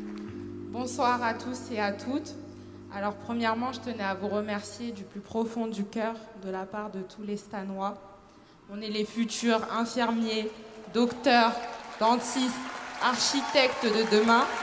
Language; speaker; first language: French; native; French